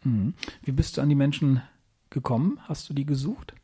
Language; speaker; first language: German; native; German